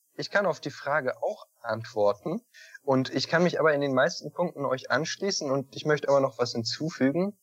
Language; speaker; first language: German; native; German